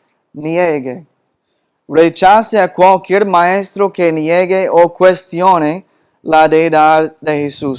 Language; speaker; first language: Spanish; non-native, fluent; English